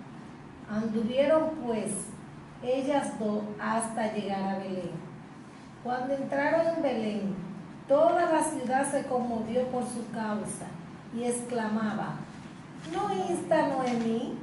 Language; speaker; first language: Spanish; native; Spanish